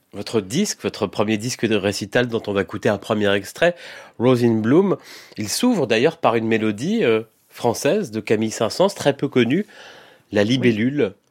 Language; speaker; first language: French; native; French